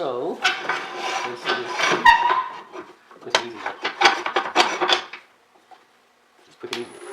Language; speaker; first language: English; native; English